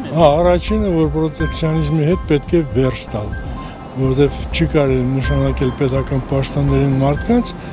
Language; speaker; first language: Armenian; native; Armenian